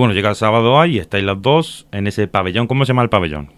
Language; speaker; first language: Spanish; native; Spanish